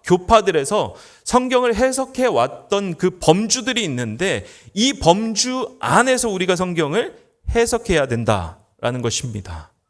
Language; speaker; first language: Korean; native; Korean